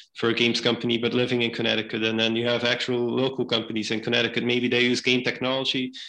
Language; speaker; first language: English; non-native, fluent; Dutch